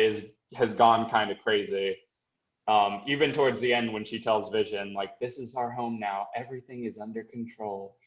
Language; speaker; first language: English; native; English